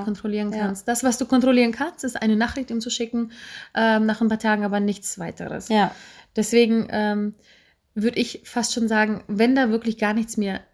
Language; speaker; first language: German; native; German